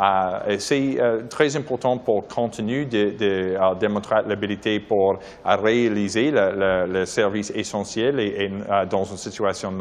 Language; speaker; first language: French; non-native, learner; English